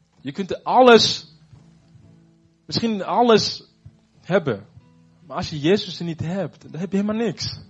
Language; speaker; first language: Dutch; non-native, fluent; Rundi